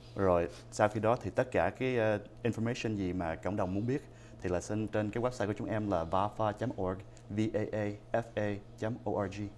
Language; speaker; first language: Vietnamese; early bilingual, heritage; Vietnamese